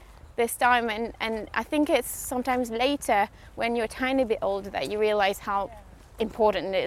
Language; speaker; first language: English; non-native, fluent; French